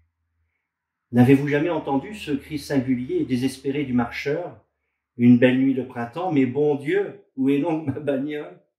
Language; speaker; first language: French; native; French